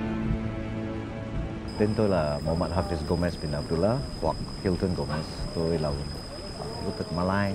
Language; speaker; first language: Vietnamese; non-native, fluent; Malay